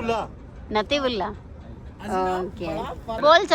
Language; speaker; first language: Hindi; non-native, local second language; Telugu